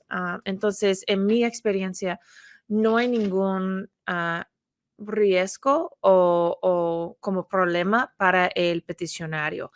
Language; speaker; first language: Spanish; non-native, fluent; English